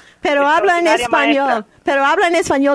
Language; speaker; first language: Spanish; non-native, learner; English